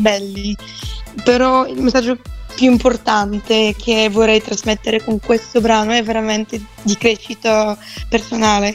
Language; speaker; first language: Italian; non-native, fluent; Bulgarian